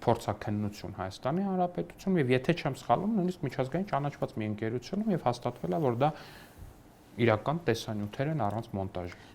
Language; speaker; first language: Armenian; native; Armenian